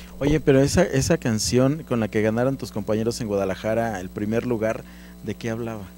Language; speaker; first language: Spanish; native; Spanish